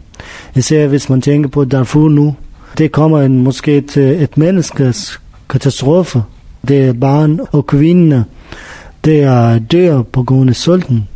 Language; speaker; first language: Danish; non-native, learner; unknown